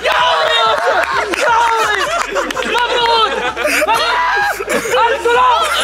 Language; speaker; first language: Arabic; native; Arabic